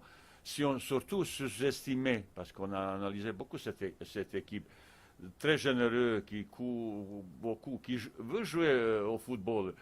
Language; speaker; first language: French; non-native, fluent; Bosnian